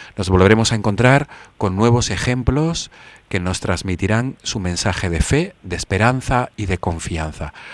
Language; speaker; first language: Spanish; native; Spanish